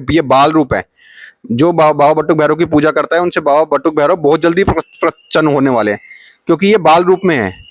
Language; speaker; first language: Hindi; native; Hindi